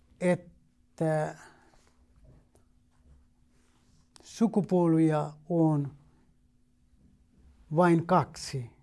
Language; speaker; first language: Finnish; non-native, fluent; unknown